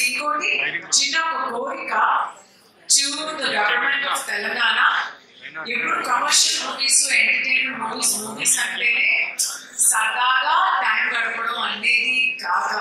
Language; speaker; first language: Telugu; non-native, local second language; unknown